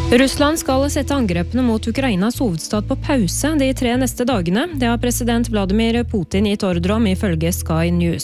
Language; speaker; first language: Norwegian; native; Norwegian